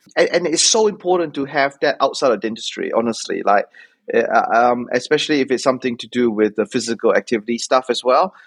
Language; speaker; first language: English; native; English